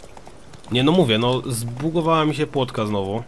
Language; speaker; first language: Polish; native; Polish